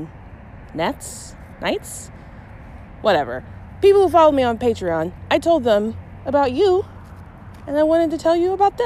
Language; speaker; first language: English; native; English